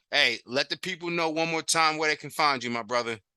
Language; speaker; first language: English; native; English